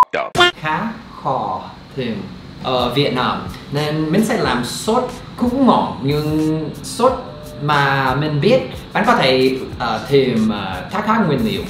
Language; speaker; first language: Vietnamese; non-native, fluent; English